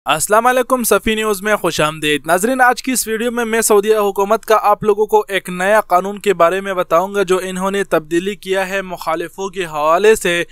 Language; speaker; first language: Urdu; non-native, local second language; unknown